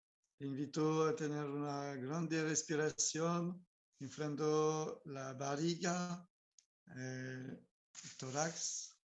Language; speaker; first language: Spanish; non-native, learner; French